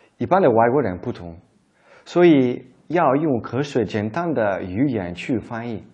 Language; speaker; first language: Chinese; non-native, fluent; Italian